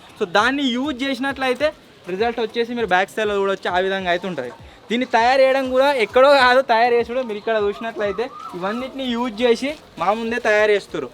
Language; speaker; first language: Telugu; native; Telugu